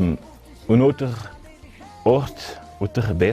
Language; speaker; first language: Mongolian; non-native, learner; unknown